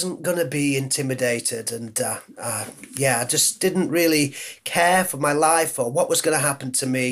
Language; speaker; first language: English; native; English